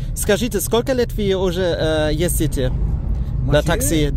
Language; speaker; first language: Russian; non-native, learner; German